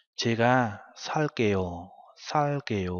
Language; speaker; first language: Korean; non-native, fluent; Vietnamese